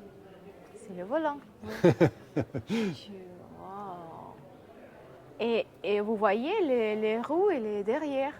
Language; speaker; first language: French; non-native, learner; Russian